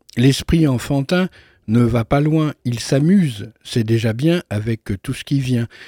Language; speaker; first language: French; native; French